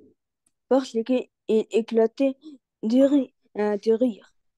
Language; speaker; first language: French; non-native, learner; Arabic